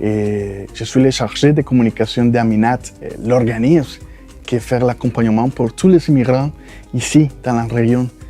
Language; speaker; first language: French; non-native, fluent; Spanish